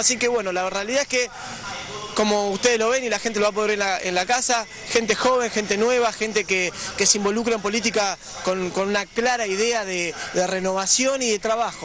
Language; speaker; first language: Spanish; native; Spanish